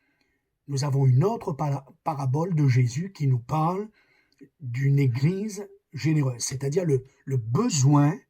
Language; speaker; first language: French; native; French